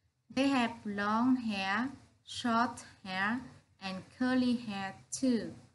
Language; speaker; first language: English; non-native, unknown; Vietnamese